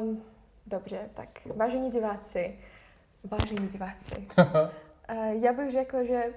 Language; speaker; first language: Czech; non-native, fluent; Russian